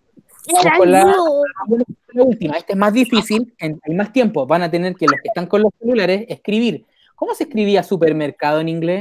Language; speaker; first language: Spanish; native; Spanish